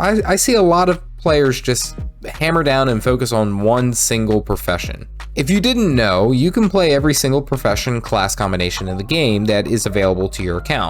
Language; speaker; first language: English; native; English